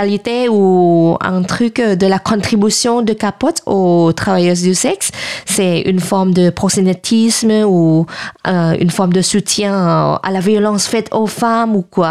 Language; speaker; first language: French; non-native, fluent; Thai